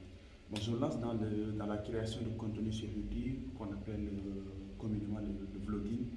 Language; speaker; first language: French; non-native, local second language; Wolof